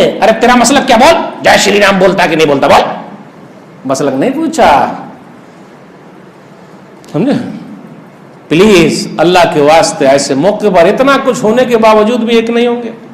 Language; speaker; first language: Hindi; native; Hindi